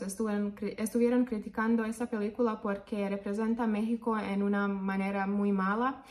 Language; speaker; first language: Spanish; non-native, fluent; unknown